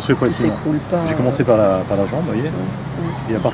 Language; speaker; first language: French; native; French